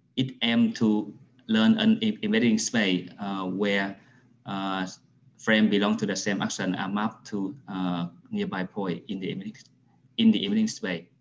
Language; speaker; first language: English; non-native, fluent; Vietnamese